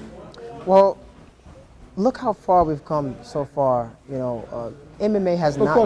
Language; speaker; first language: English; native; English